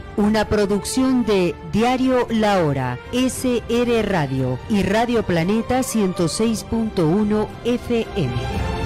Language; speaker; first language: Spanish; native; Spanish